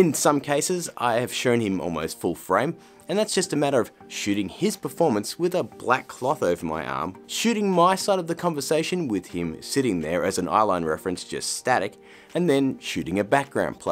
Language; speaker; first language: English; native; English